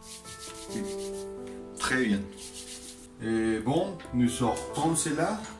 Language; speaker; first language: French; non-native, learner; Spanish